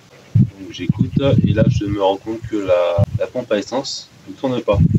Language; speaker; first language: French; native; French